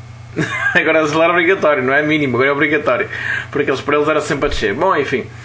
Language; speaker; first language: Portuguese; native; Portuguese